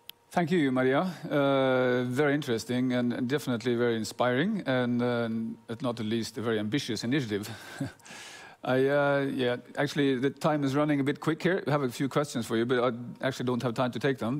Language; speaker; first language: English; non-native, fluent; Norwegian